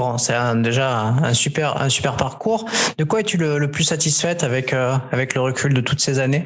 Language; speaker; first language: French; native; French